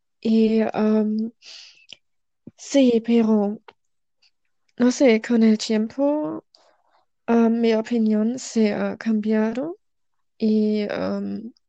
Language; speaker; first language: Spanish; non-native, learner; German